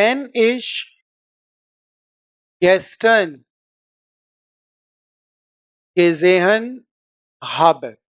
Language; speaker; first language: German; non-native, fluent; Hindi